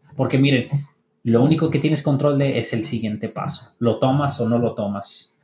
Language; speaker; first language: Spanish; early bilingual, heritage; English